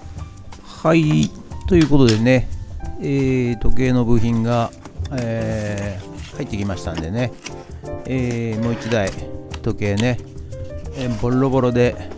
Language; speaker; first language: Japanese; native; Japanese